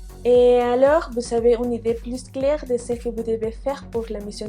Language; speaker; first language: French; non-native, fluent; Spanish